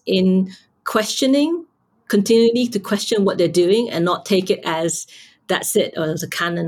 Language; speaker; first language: English; non-native, local second language; Cantonese